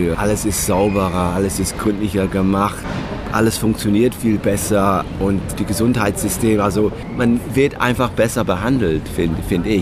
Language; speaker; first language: German; non-native, fluent; English